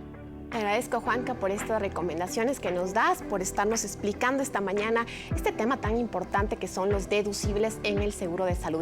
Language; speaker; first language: Spanish; native; Spanish